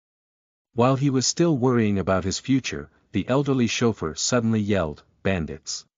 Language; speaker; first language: English; native; English